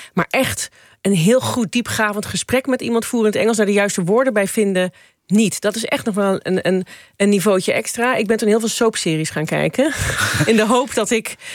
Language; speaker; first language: Dutch; native; Dutch